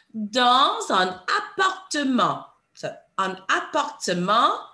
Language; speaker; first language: French; non-native, fluent; English